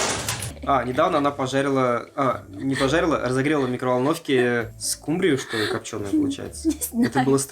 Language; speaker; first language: Russian; native; Russian